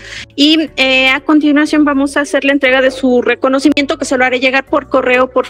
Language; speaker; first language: Spanish; native; Spanish